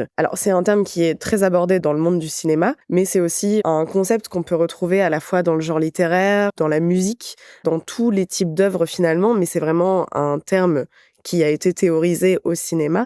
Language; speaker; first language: French; native; French